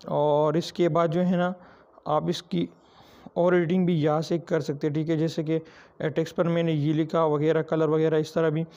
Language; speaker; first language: Urdu; non-native, local second language; Pashto